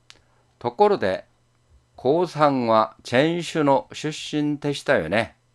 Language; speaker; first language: Japanese; non-native, fluent; Korean